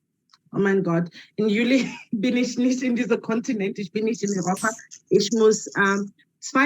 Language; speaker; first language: German; non-native, learner; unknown